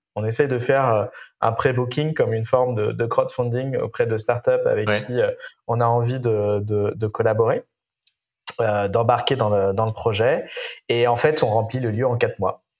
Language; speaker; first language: French; native; French